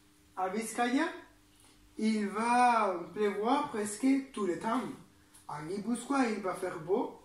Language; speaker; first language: French; non-native, learner; Spanish